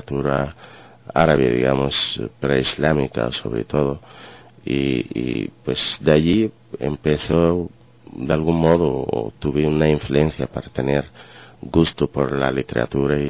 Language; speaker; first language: Spanish; non-native, fluent; Arabic